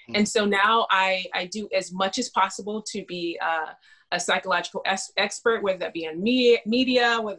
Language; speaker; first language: English; native; English